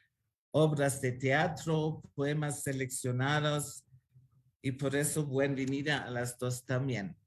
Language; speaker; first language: Spanish; non-native, fluent; German